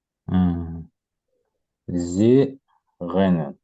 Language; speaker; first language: German; non-native, learner; Azerbaijani